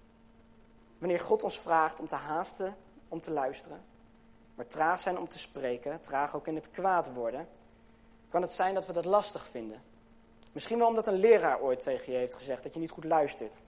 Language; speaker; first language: Dutch; native; Dutch